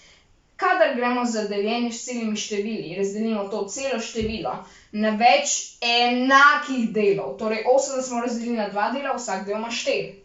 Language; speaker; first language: Slovenian; native; Slovenian